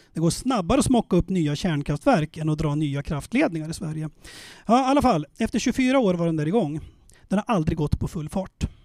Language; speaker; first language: Swedish; native; Swedish